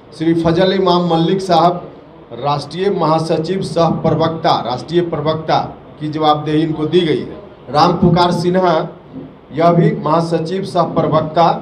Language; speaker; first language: Hindi; native; Hindi